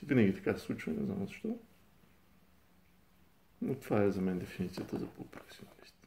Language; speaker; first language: Bulgarian; native; Bulgarian